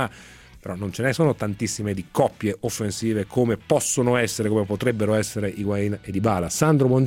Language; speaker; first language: Italian; native; Italian